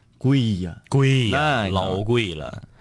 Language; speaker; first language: Chinese; native; Chinese